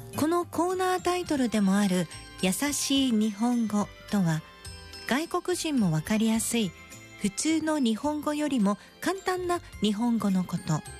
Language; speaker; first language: Japanese; native; Japanese